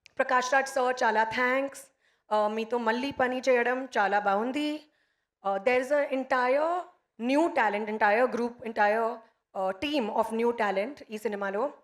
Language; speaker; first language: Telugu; non-native, local second language; Hindi